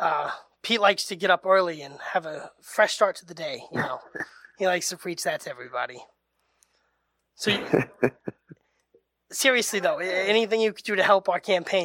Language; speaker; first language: English; native; English